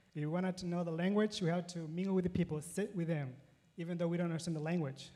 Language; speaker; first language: English; non-native, fluent; Spanish